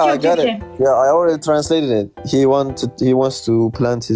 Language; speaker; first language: English; non-native, fluent; Turkish